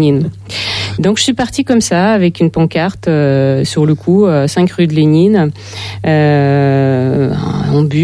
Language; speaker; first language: French; non-native, fluent; Russian